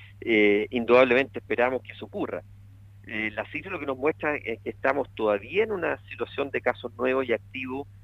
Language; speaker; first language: Spanish; native; Spanish